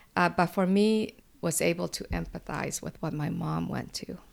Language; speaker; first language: English; early bilingual, other home language; Spanish